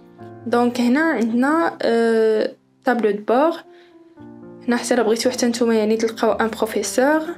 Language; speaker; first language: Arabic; native; Arabic